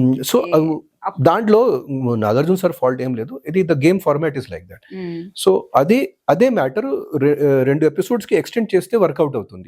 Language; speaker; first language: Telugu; non-native, fluent; Hindi